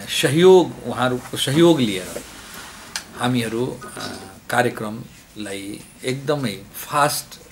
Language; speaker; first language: Nepali; non-native, local second language; Bhojpuri